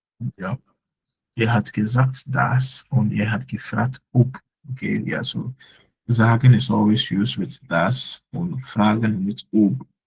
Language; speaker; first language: German; non-native, fluent; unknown